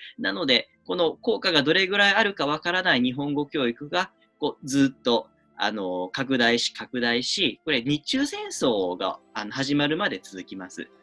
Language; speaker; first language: Japanese; native; Japanese